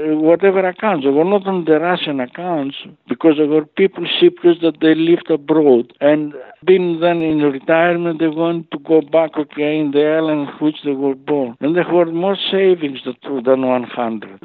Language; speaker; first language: English; non-native, fluent; Greek